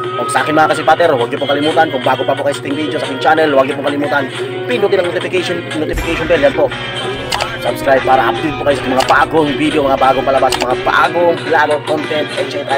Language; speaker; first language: Filipino; non-native, local second language; Cebuano